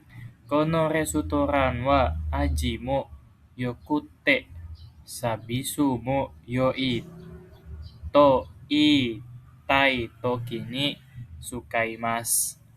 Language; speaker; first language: Japanese; non-native, fluent; Indonesian